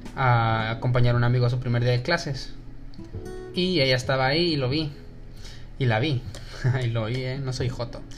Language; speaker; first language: Spanish; native; Spanish